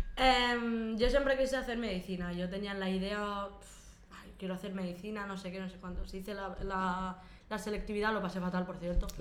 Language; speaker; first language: Spanish; early bilingual, other home language; Arabic